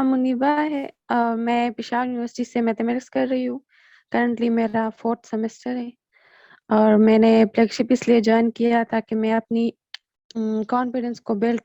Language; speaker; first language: Hindi; non-native, local second language; Pashto